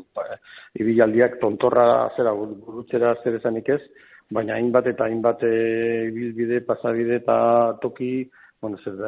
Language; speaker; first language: Basque; non-native, local second language; Spanish